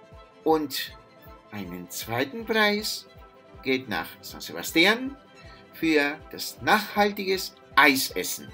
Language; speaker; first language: German; non-native, fluent; Spanish